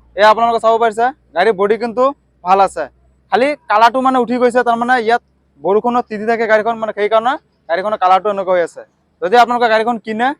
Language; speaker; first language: Assamese; non-native, local second language; Bangla